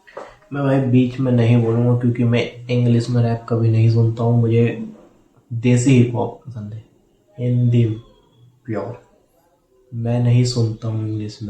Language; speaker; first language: Hindi; native; Hindi